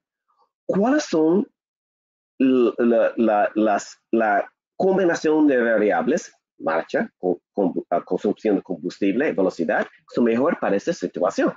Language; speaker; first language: Spanish; non-native, learner; English